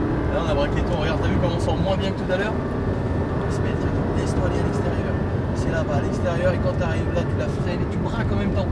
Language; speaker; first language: French; native; French